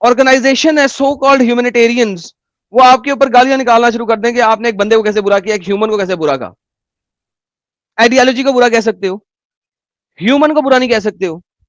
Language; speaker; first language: Hindi; native; Hindi